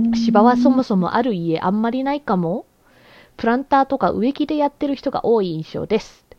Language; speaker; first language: Japanese; early bilingual, other home language; English